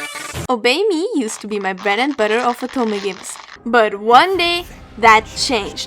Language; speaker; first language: English; native; English